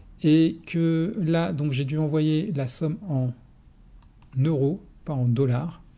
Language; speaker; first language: French; native; French